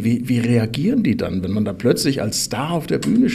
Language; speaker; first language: German; native; German